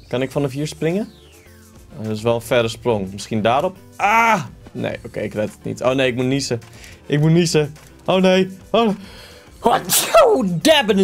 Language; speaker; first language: Dutch; native; Dutch